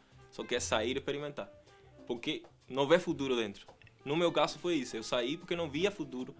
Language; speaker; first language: Portuguese; non-native, fluent; Spanish